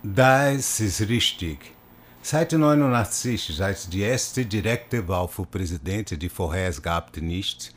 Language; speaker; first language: German; non-native, fluent; Portuguese